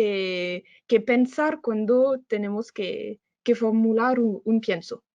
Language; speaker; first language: Spanish; non-native, fluent; French